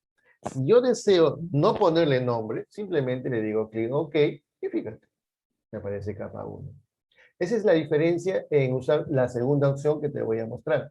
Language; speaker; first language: Spanish; native; Spanish